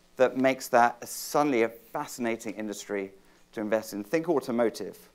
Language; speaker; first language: English; native; English